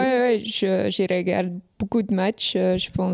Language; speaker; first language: French; non-native, local second language; Dutch